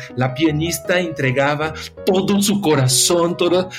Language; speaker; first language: Spanish; non-native, fluent; Portuguese